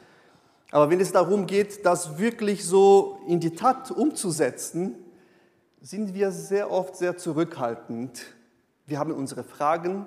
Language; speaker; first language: German; non-native, fluent; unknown